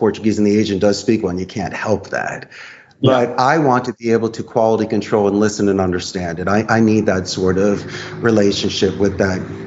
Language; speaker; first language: English; native; English